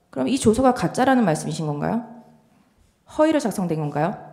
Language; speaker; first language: Korean; native; Korean